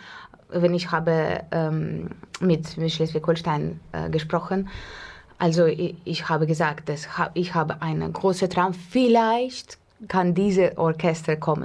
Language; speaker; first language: German; non-native, learner; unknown